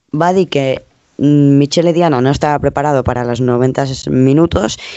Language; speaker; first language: Spanish; non-native, local second language; Catalan